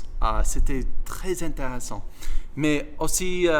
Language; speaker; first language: French; non-native, fluent; English